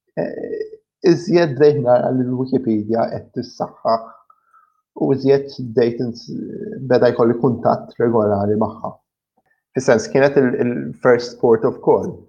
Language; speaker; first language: Maltese; early bilingual, other home language; English